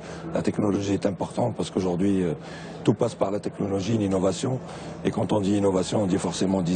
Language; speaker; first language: French; non-native, local second language; Arabic